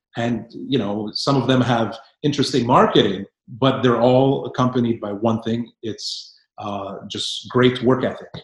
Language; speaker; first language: English; native; English